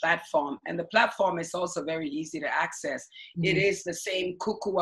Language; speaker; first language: English; non-native, local second language; Akan